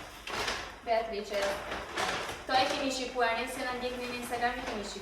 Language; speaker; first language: Albanian; early bilingual, heritage; Albanian